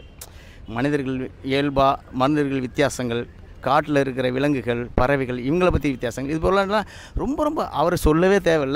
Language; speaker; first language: Tamil; native; Tamil